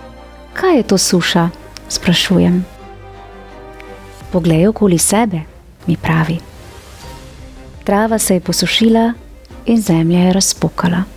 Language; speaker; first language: Slovenian; native; Slovenian